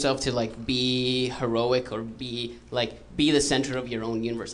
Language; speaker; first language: English; native; English